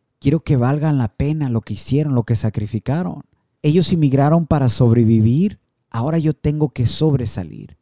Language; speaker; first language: Spanish; early bilingual, heritage; Spanish